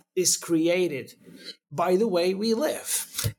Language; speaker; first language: English; non-native, fluent; Czech